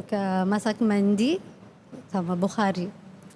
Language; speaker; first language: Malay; non-native, learner; Arabic